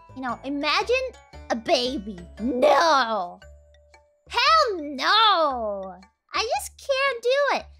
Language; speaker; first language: English; non-native, fluent; Italian